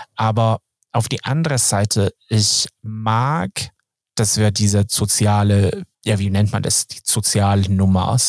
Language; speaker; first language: German; non-native, fluent; Swedish